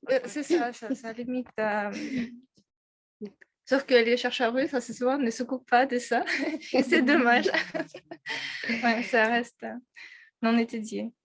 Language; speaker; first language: French; non-native, fluent; Russian